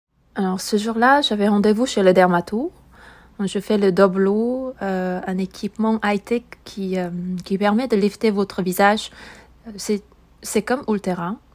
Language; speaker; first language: French; non-native, fluent; Korean